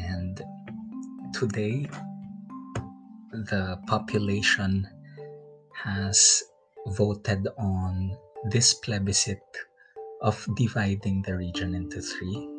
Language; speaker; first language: English; non-native, local second language; Filipino